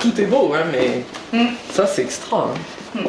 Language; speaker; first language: French; native; French